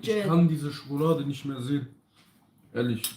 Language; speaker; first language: German; early bilingual, other home language; Kurdish